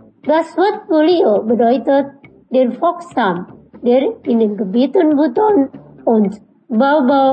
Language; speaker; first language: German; non-native, fluent; Indonesian